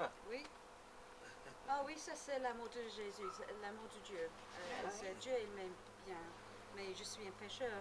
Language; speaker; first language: French; non-native, learner; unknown